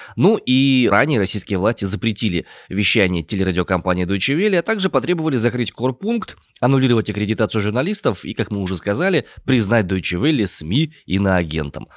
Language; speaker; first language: Russian; native; Russian